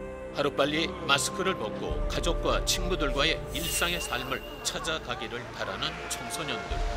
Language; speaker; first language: Korean; native; Korean